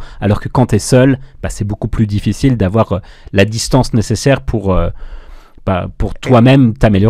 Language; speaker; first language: French; native; French